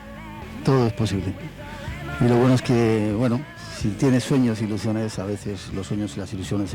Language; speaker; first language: Spanish; native; Spanish